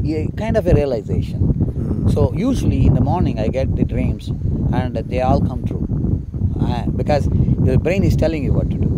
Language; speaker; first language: English; non-native, local second language; Telugu